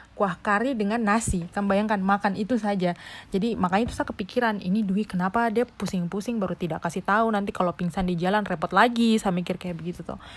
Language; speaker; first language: Indonesian; native; Indonesian